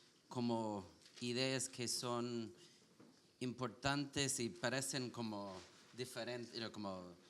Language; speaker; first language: Spanish; non-native, learner; English